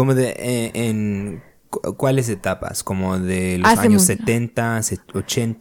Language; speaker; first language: Spanish; early bilingual, other home language; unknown